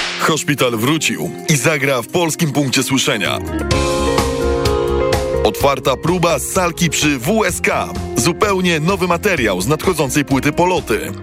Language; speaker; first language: Polish; native; Polish